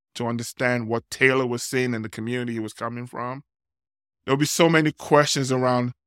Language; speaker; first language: English; non-native, local second language; Yoruba